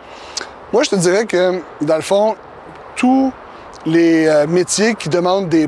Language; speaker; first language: French; native; French